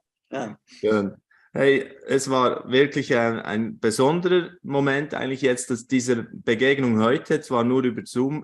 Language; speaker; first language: German; native; German